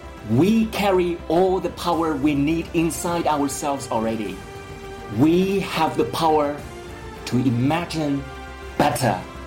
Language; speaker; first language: English; non-native, fluent; Chinese